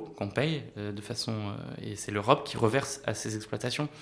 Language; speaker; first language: French; native; French